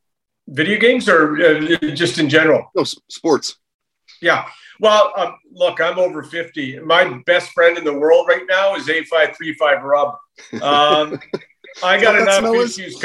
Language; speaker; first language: English; native; English